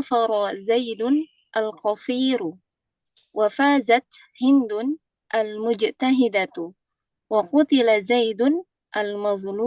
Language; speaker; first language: Arabic; non-native, learner; Indonesian